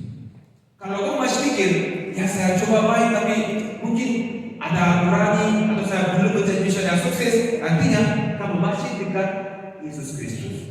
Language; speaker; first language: Indonesian; non-native, fluent; Korean